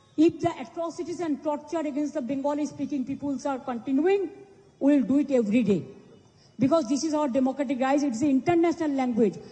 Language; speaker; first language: English; non-native, local second language; Bangla